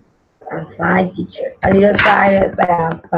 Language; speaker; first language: English; non-native, learner; Spanish